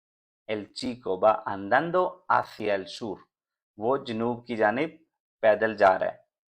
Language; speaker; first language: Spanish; non-native, fluent; Urdu